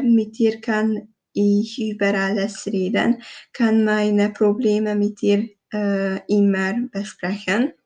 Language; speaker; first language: German; non-native, learner; Hungarian